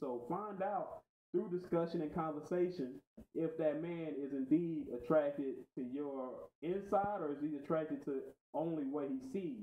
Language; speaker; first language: English; native; English